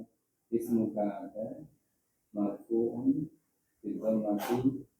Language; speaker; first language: Arabic; non-native, learner; Indonesian